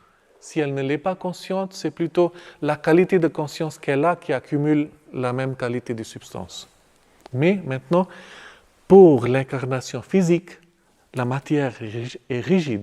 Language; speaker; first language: French; non-native, fluent; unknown